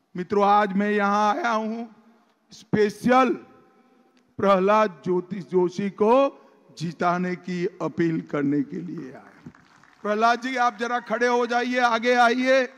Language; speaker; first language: Hindi; non-native, local second language; Gujarati